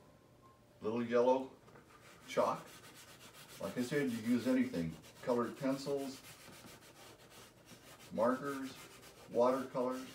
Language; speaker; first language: English; native; English